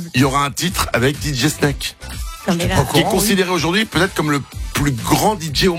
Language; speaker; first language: French; native; French